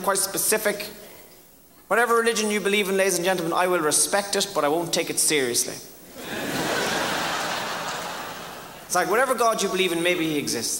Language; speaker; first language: English; native; English